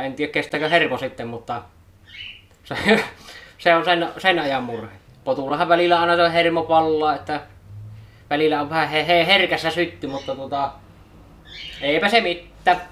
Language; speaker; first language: Finnish; native; Finnish